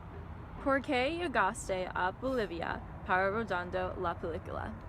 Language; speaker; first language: Spanish; non-native, learner; English